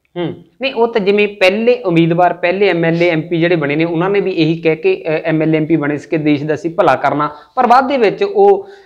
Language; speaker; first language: Punjabi; native; Punjabi